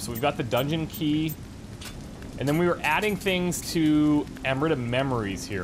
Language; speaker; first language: English; native; English